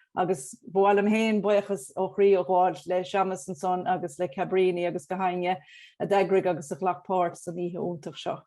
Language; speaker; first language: Irish; native; Irish